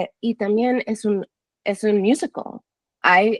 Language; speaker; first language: Spanish; early bilingual, heritage; English